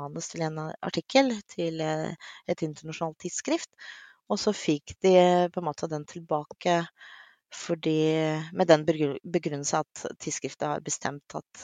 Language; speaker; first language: Norwegian; non-native, fluent; Russian